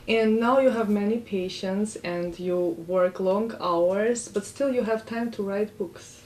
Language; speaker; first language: English; non-native, fluent; Armenian